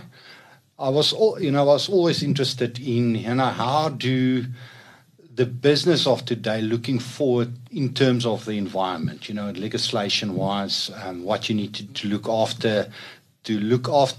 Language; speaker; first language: English; non-native, local second language; Afrikaans